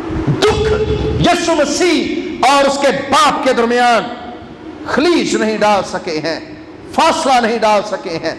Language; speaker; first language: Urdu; non-native, local second language; Punjabi